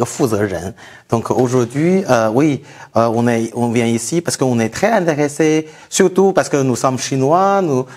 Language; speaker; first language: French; non-native, learner; Chinese